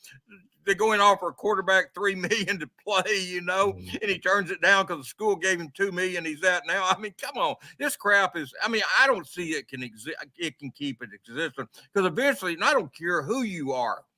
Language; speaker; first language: English; native; English